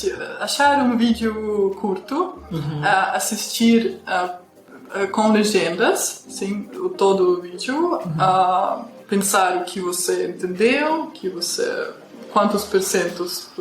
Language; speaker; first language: Portuguese; non-native, fluent; Russian